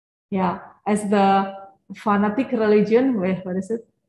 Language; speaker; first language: English; non-native, fluent; Indonesian